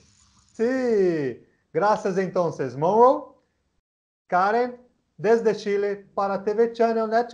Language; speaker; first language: Spanish; non-native, learner; Portuguese